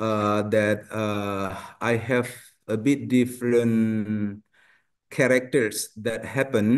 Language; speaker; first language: English; non-native, learner; Indonesian